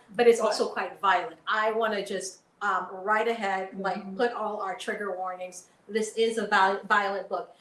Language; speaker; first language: English; early bilingual, other home language; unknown